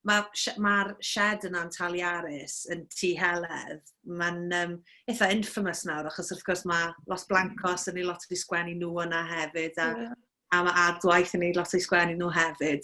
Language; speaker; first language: Welsh; native; Welsh